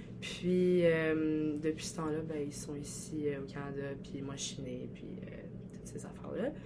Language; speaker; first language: French; early bilingual, other home language; Albanian